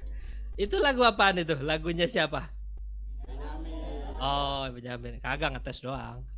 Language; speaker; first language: Indonesian; native; Indonesian